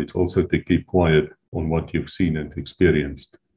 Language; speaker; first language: English; non-native, local second language; Afrikaans